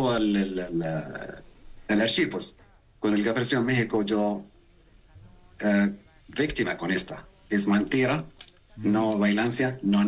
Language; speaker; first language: Spanish; non-native, learner; Arabic